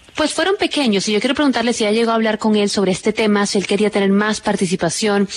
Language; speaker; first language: Spanish; native; Spanish